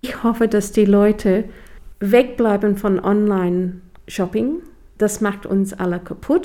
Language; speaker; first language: German; non-native, fluent; English